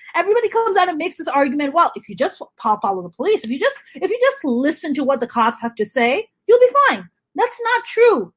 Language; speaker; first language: English; non-native, local second language; Urdu